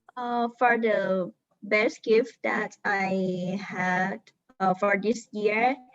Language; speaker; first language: English; non-native, learner; Thai